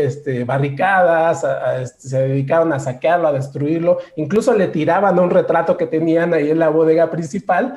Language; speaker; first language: Spanish; native; Spanish